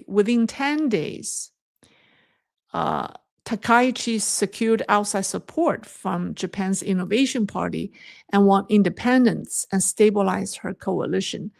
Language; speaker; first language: English; non-native, fluent; Chinese